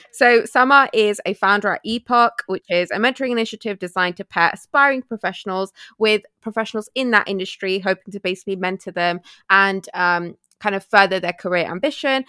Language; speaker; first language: English; early bilingual, other home language; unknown